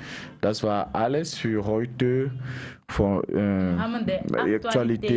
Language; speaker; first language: German; non-native, learner; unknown